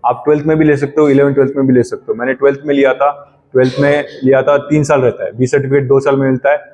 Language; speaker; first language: Hindi; non-native, local second language; Marathi